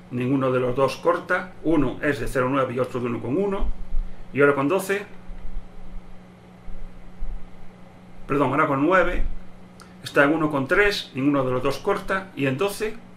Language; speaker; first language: Spanish; native; Spanish